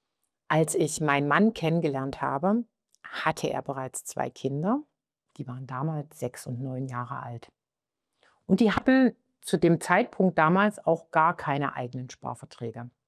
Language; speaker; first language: German; native; German